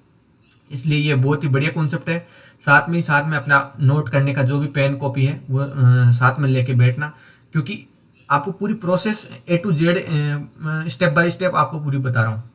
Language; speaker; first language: Hindi; native; Hindi